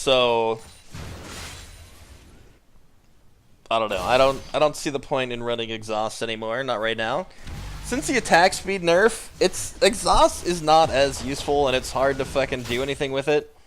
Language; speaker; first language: English; native; English